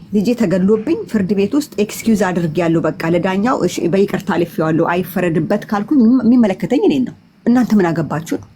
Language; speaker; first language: Amharic; non-native, local second language; Tigrinya